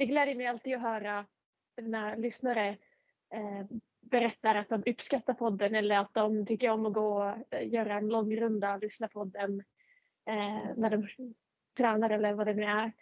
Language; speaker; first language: Swedish; non-native, fluent; Finnish